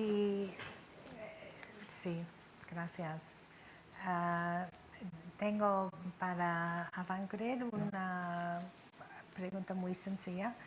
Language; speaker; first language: Spanish; non-native, fluent; English